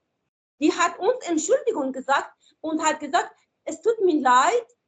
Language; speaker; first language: German; non-native, learner; Persian